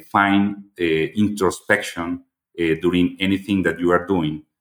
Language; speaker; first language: English; non-native, fluent; Spanish